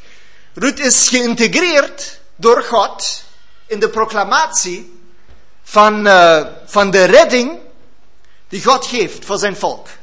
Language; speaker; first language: Dutch; non-native, learner; German